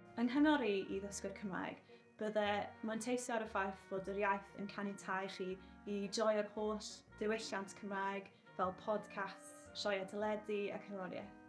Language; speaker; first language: Welsh; non-native, local second language; English